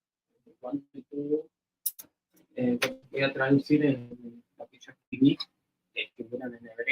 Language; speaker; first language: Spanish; early bilingual, heritage; Spanish